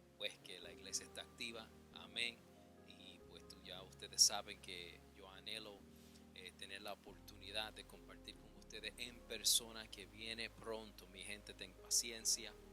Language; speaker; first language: Spanish; early bilingual, heritage; Spanish